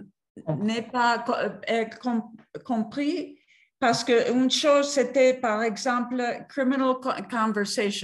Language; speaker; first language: French; non-native, fluent; Spanish